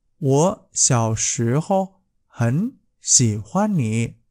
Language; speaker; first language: Chinese; non-native, fluent; Vietnamese